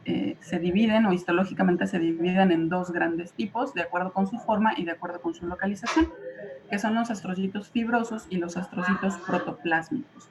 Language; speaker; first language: Spanish; native; Spanish